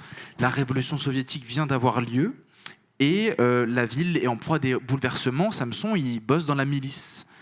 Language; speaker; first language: French; native; French